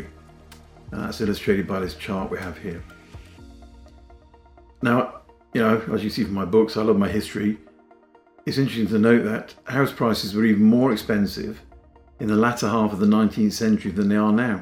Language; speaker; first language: English; native; English